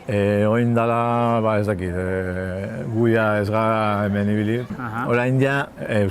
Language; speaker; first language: Basque; non-native, local second language; Spanish